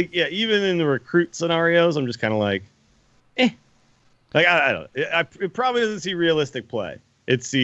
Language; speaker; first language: English; native; English